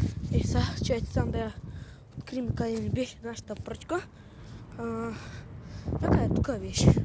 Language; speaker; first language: Bulgarian; native; Bulgarian